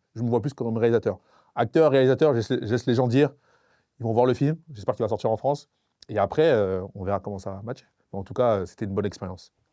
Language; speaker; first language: French; non-native, local second language; Sango